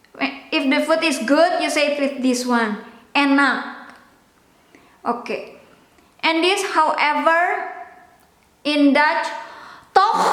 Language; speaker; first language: English; non-native, local second language; Indonesian